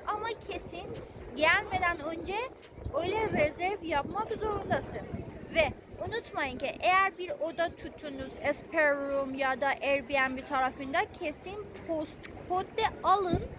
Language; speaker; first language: Turkish; non-native, fluent; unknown